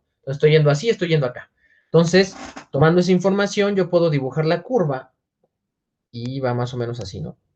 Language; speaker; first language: Spanish; native; Spanish